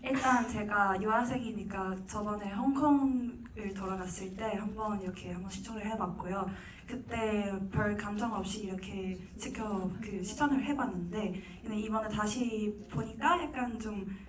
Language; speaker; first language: Korean; non-native, fluent; Cantonese